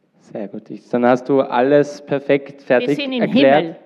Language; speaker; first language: German; native; German